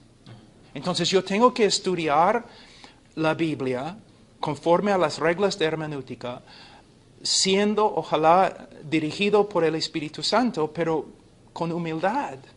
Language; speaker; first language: Spanish; non-native, fluent; English